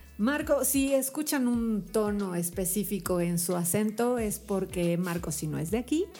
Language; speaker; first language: Spanish; native; Spanish